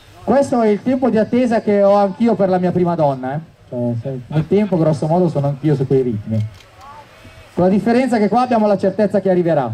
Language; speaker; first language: Italian; native; Italian